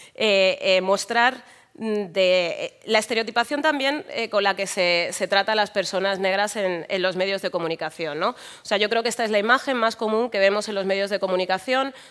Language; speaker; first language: Spanish; native; Spanish